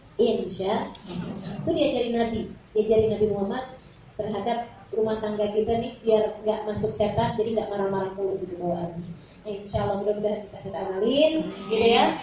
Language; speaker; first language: Indonesian; native; Indonesian